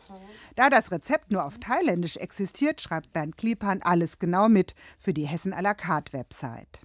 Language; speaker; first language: German; native; German